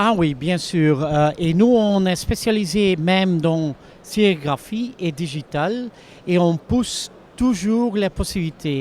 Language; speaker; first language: French; non-native, local second language; Dutch